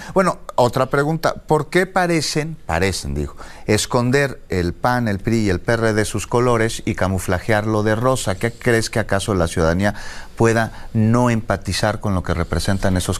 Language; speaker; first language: Spanish; native; Spanish